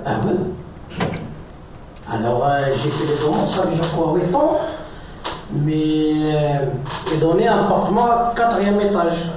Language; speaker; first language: French; non-native, learner; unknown